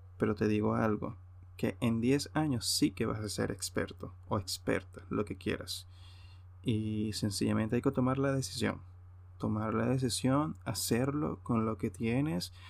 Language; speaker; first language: Spanish; native; Spanish